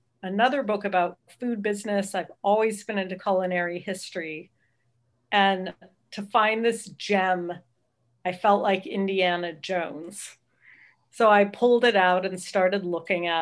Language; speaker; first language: English; native; English